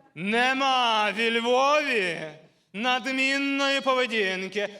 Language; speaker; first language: Ukrainian; native; Ukrainian